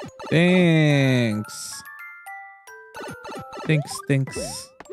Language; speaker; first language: English; non-native, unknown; Japanese